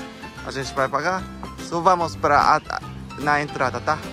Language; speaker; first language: Portuguese; non-native, local second language; Japanese